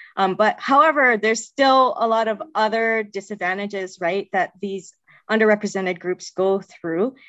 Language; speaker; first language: English; native; English